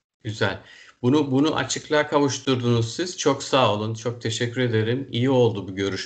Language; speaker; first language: Turkish; native; Turkish